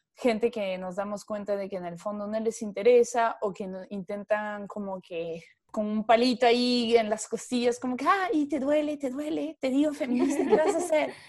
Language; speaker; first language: Spanish; non-native, fluent; French